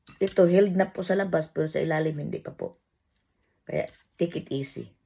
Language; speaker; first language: Filipino; non-native, local second language; Cebuano